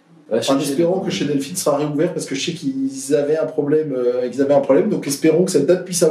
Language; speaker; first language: French; native; French